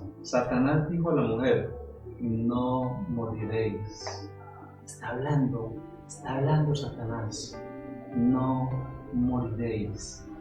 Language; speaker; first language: Spanish; native; Spanish